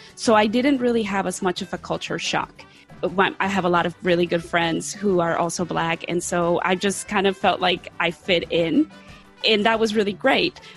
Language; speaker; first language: English; early bilingual, other home language; Spanish